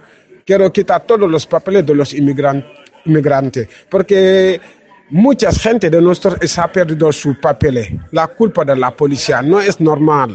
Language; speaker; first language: Spanish; non-native, learner; Wolof